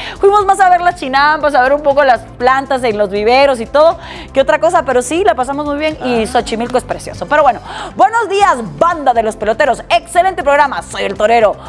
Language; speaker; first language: Spanish; native; Spanish